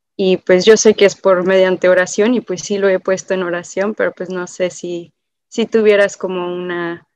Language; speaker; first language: Spanish; native; Spanish